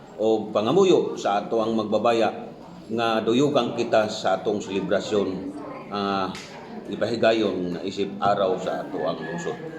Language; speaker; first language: Cebuano; non-native, local second language; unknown